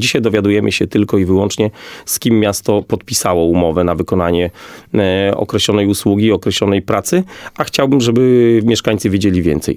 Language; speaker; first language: Polish; native; Polish